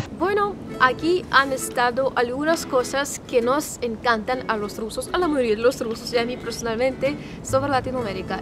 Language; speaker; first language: Spanish; non-native, fluent; Russian